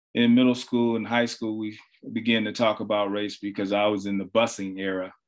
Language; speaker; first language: English; native; English